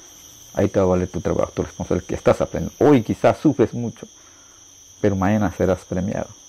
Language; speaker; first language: Spanish; non-native, local second language; Shipibo-Conibo